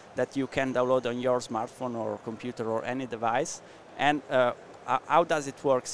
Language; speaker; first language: English; non-native, learner; Italian